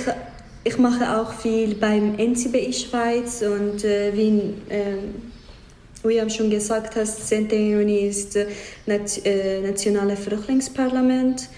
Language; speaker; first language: German; non-native, fluent; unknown